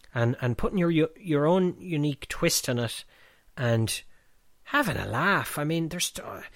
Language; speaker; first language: English; native; English